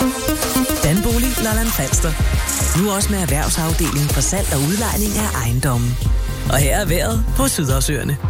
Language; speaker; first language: Danish; native; Danish